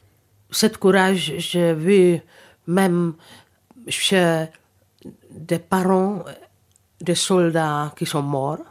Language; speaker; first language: French; non-native, fluent; Czech